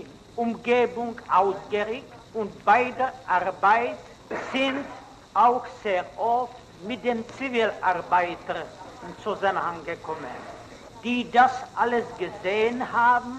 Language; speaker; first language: German; non-native, fluent; Czech